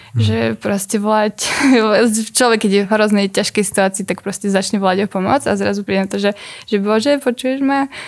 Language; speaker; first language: Slovak; native; Slovak